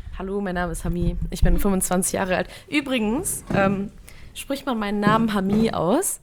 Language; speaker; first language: German; early bilingual, other home language; Vietnamese